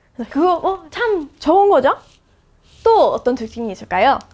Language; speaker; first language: Korean; non-native, fluent; English